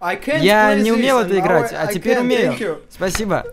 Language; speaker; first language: Russian; native; Russian